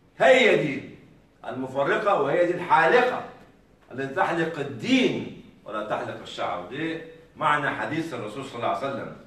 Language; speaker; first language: Arabic; native; Arabic